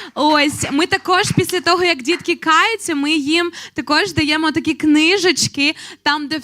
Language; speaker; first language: Ukrainian; native; Ukrainian